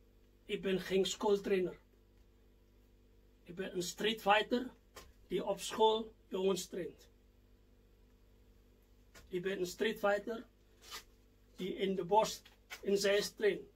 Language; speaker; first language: Dutch; non-native, fluent; Indonesian